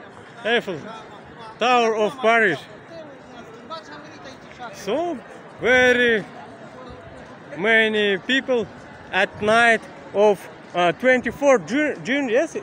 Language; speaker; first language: English; non-native, learner; Russian